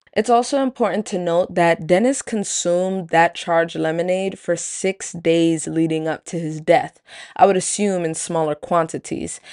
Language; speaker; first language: English; native; English